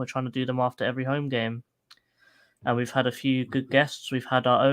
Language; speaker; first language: English; native; English